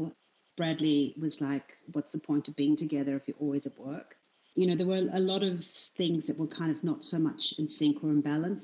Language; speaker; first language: English; native; English